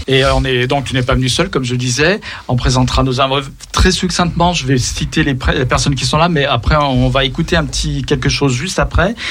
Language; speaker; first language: French; native; French